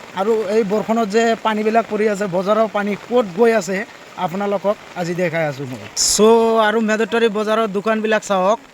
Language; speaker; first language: Assamese; native; Assamese